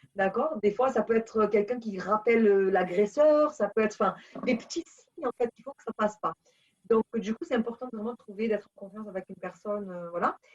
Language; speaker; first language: French; early bilingual, other home language; Portuguese